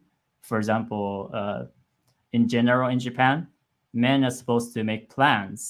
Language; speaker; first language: English; non-native, fluent; Japanese